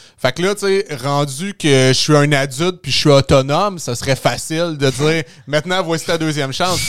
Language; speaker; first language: French; native; French